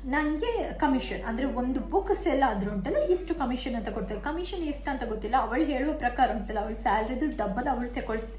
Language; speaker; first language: Kannada; non-native, local second language; Tulu